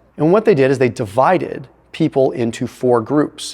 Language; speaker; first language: English; native; English